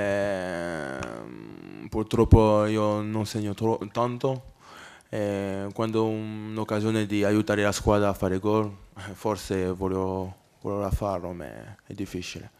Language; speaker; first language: Italian; non-native, learner; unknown